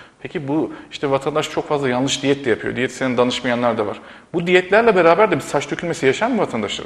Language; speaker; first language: Turkish; native; Turkish